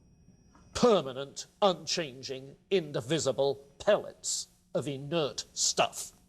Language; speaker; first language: English; native; English